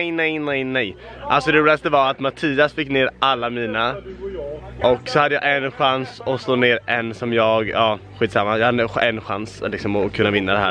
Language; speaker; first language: Swedish; native; Swedish